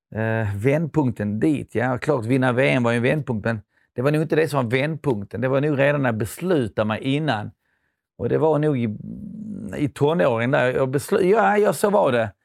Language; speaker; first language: Swedish; early bilingual, other home language; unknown